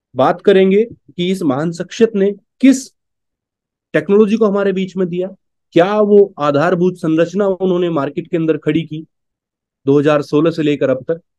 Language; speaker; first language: Hindi; native; Hindi